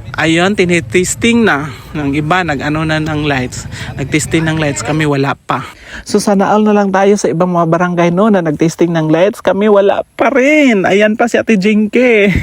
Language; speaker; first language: Filipino; non-native, local second language; Cebuano